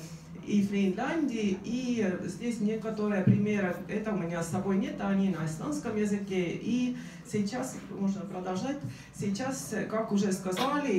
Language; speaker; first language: Russian; non-native, fluent; Estonian